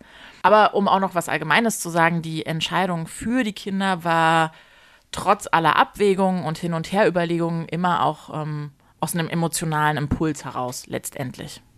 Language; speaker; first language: German; native; German